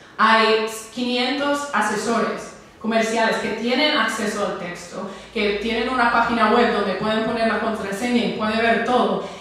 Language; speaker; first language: Spanish; non-native, fluent; English